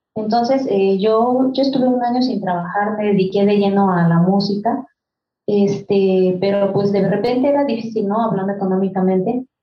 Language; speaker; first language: Spanish; non-native, local second language; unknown